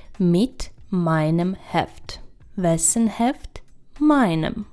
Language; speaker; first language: German; non-native, fluent; Ukrainian